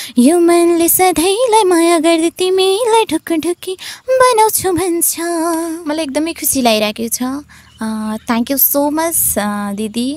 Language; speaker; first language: Nepali; non-native, local second language; Dangaura Tharu